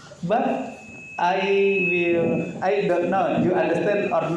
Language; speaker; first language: English; non-native, learner; Indonesian